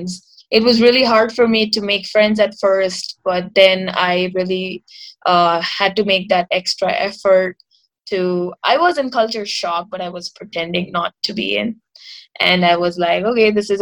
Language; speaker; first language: English; non-native, local second language; Marathi